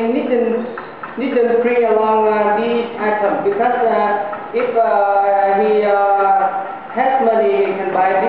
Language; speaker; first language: English; non-native, learner; Vietnamese